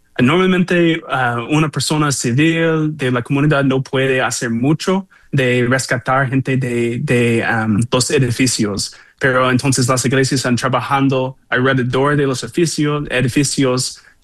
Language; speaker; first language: Spanish; non-native, learner; English